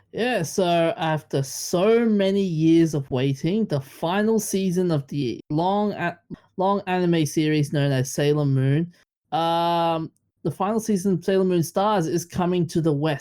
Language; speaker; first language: English; native; English